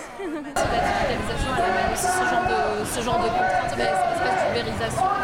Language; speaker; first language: French; native; French